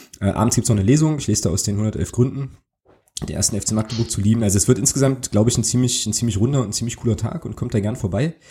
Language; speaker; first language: German; native; German